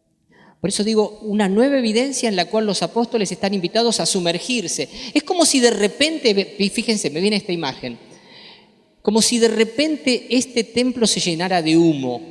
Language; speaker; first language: Spanish; native; Spanish